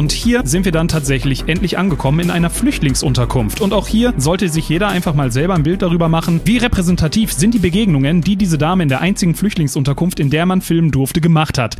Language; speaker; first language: German; native; German